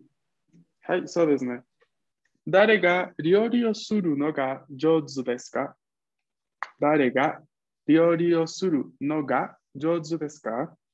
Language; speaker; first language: Japanese; non-native, fluent; Spanish